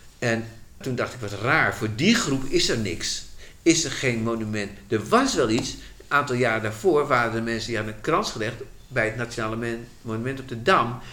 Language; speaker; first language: Dutch; native; Dutch